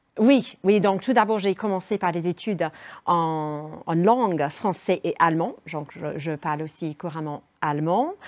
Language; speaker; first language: French; non-native, fluent; English